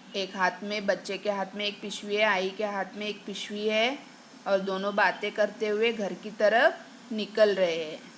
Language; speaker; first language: Hindi; non-native, local second language; Marathi